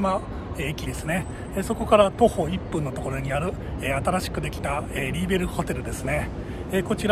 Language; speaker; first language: Japanese; native; Japanese